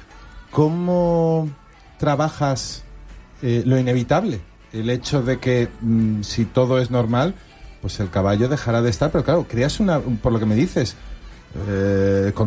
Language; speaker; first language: Spanish; native; Spanish